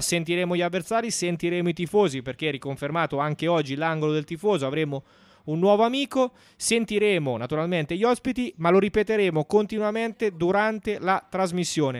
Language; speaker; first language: Italian; native; Italian